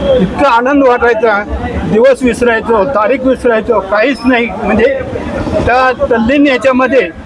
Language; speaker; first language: Marathi; native; Marathi